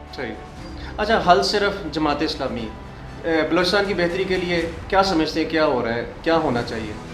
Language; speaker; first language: Urdu; non-native, local second language; Punjabi